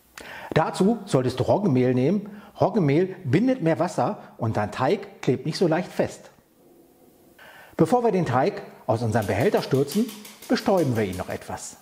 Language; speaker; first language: German; native; German